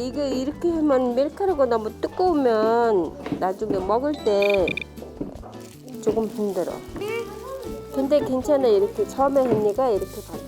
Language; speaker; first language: Korean; non-native, learner; Mongolian